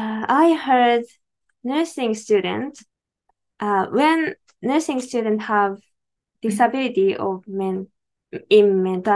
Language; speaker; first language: English; non-native, learner; Japanese